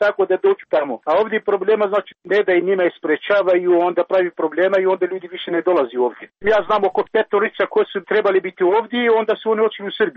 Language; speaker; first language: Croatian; non-native, learner; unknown